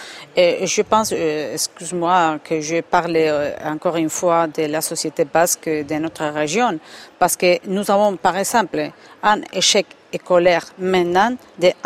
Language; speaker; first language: French; non-native, fluent; Spanish